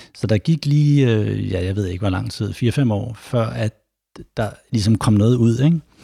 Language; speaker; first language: Danish; native; Danish